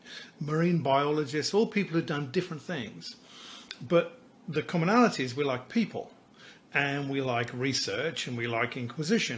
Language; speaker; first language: English; native; English